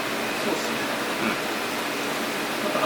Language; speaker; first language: Japanese; native; Japanese